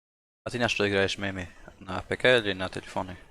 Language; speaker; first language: Russian; non-native, local second language; Tajik